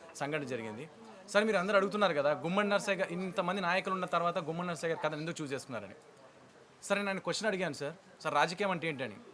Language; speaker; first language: Telugu; native; Telugu